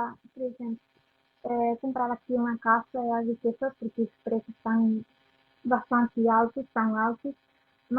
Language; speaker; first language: Portuguese; non-native, fluent; Spanish